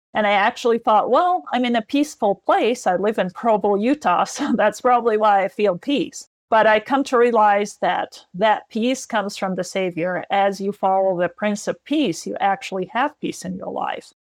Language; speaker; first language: English; non-native, fluent; Arabic